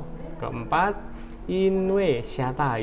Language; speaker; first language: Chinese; non-native, fluent; Indonesian